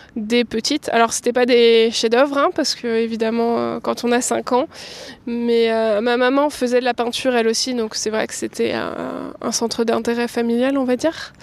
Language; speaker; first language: French; native; French